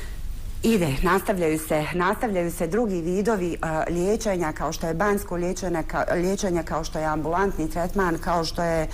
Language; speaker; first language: Bosnian; native; Bosnian